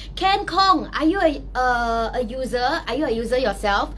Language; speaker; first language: English; non-native, local second language; Chinese